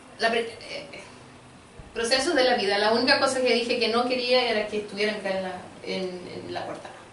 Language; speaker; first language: Spanish; early bilingual, other home language; Portuguese